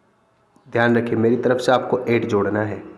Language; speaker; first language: Hindi; native; Hindi